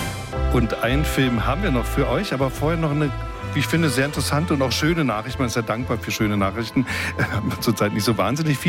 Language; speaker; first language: German; native; German